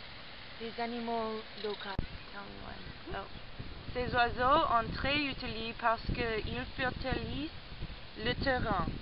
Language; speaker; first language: French; non-native, learner; English